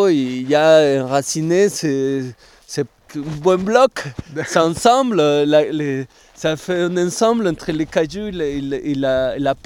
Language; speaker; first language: French; non-native, fluent; Spanish